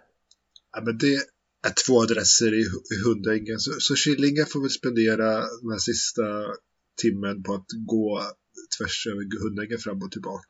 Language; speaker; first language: Swedish; native; Swedish